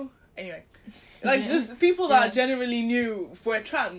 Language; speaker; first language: English; non-native, local second language; Yoruba